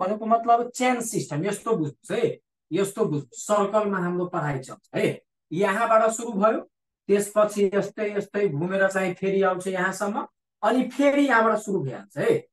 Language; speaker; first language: Nepali; non-native, local second language; Maithili